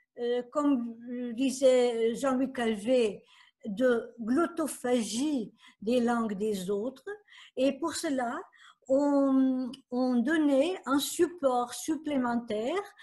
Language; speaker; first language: French; non-native, fluent; Portuguese